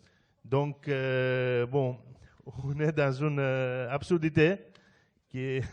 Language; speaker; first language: French; non-native, fluent; Greek